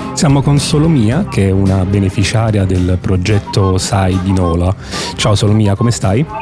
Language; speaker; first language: Italian; native; Italian